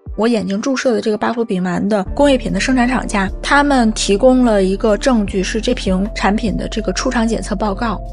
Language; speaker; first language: Chinese; native; Chinese